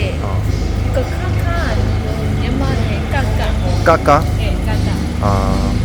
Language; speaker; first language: Korean; non-native, learner; Burmese